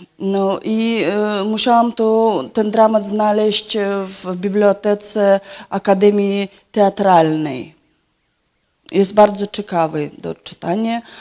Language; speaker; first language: Polish; non-native, fluent; Yakut